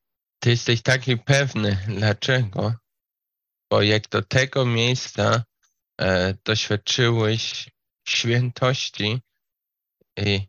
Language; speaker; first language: Polish; non-native, fluent; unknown